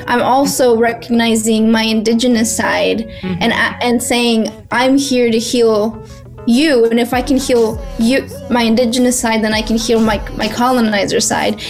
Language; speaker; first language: English; early bilingual, other home language; Spanish